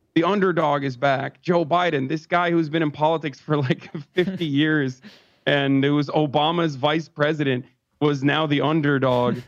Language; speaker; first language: English; non-native, fluent; Turkish